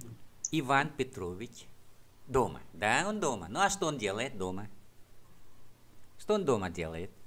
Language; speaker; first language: Russian; non-native, fluent; Vietnamese